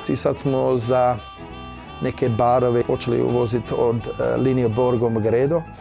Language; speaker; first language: Croatian; early bilingual, heritage; Croatian